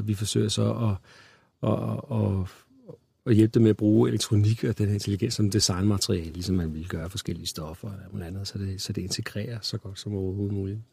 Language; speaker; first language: Danish; native; Danish